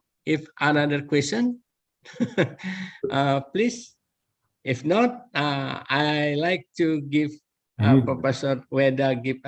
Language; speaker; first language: English; non-native, learner; Indonesian